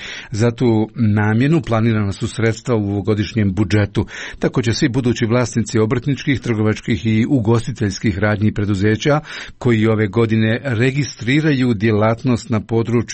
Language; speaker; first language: Croatian; native; Croatian